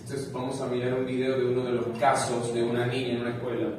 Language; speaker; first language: Spanish; native; Spanish